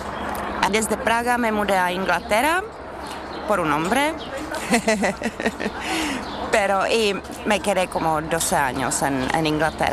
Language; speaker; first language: Spanish; non-native, fluent; Czech